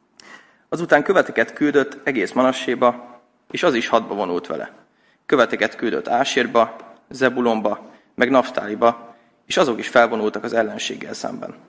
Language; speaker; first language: Hungarian; native; Hungarian